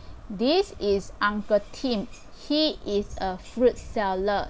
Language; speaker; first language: English; non-native, local second language; Chinese